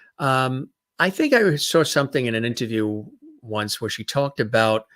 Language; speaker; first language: English; native; English